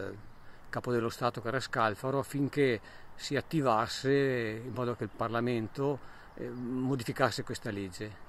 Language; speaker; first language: Italian; native; Italian